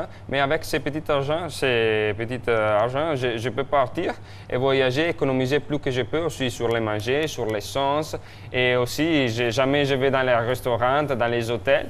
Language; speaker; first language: French; non-native, fluent; Italian